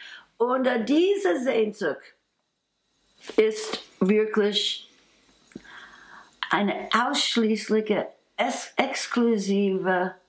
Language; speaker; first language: German; non-native, fluent; English